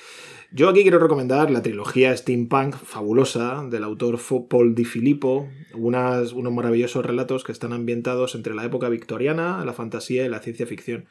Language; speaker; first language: Spanish; native; Spanish